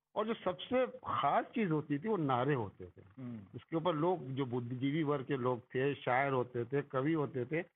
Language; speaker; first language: Hindi; native; Hindi